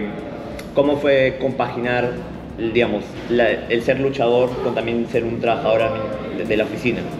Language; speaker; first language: Spanish; native; Spanish